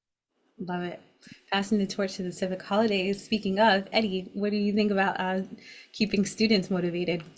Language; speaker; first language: English; native; English